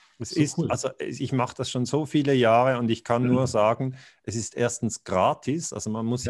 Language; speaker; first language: German; native; German